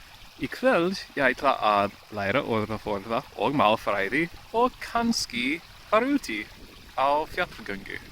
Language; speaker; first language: Icelandic; non-native, learner; English